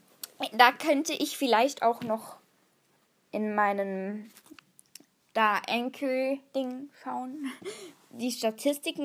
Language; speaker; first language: German; native; German